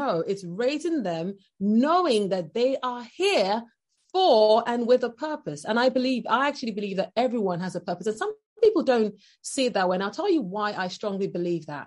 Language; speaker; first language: English; non-native, local second language; Yoruba